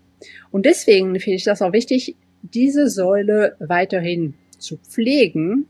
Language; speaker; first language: German; non-native, fluent; French